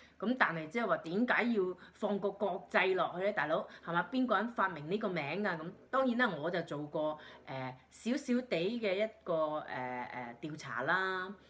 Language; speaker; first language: Cantonese; native; Cantonese